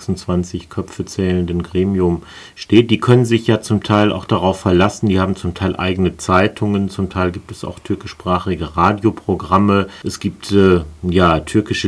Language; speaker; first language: German; native; German